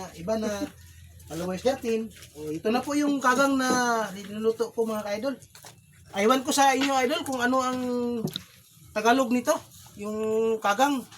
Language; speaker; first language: Filipino; non-native, local second language; Cebuano